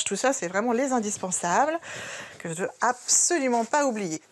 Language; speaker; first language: French; native; French